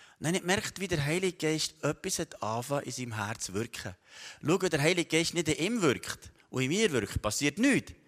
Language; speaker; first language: German; native; German